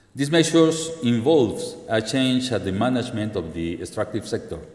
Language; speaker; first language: English; non-native, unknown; Spanish